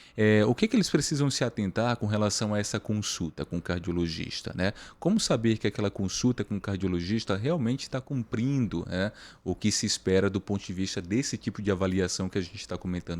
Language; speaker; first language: Portuguese; native; Portuguese